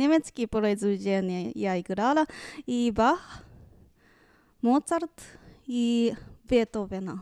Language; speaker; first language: Russian; non-native, learner; Japanese